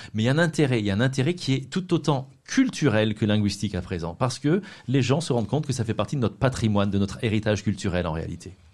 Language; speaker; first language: French; native; French